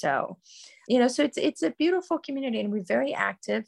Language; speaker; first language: English; non-native, fluent; Portuguese